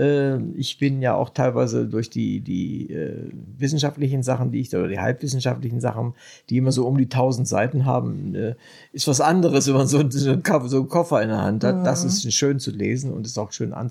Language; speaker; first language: German; native; German